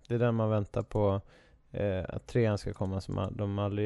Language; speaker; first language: Swedish; native; Swedish